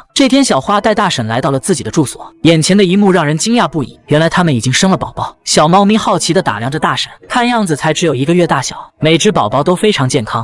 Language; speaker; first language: Chinese; native; Chinese